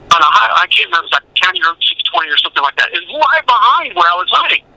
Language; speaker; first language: English; native; English